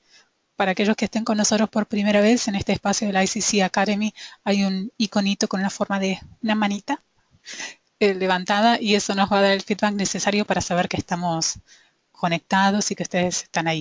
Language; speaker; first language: Spanish; native; Spanish